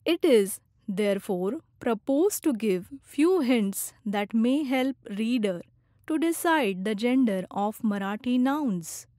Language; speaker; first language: English; non-native, local second language; Marathi